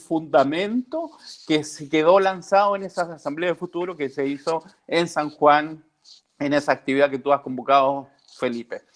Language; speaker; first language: Spanish; native; Spanish